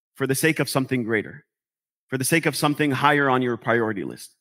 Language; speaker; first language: English; native; English